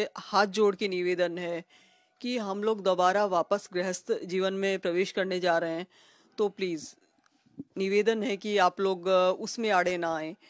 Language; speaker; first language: Hindi; native; Hindi